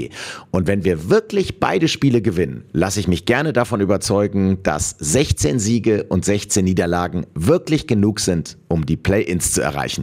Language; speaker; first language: German; native; German